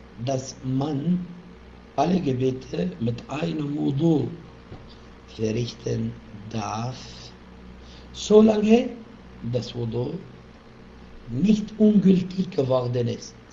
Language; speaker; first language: German; non-native, fluent; Arabic